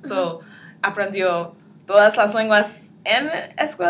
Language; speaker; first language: Spanish; non-native, learner; English